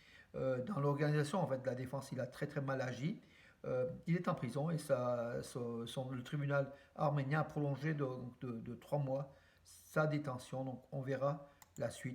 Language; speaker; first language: French; native; French